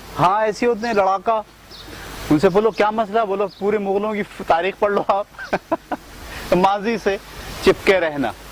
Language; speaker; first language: Urdu; native; Urdu